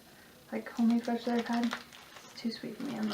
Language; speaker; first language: English; native; English